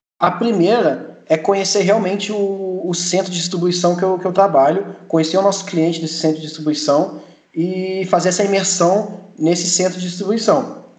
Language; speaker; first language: Portuguese; early bilingual, heritage; Portuguese